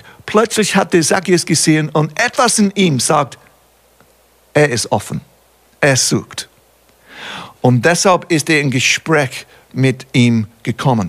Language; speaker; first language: German; non-native, fluent; English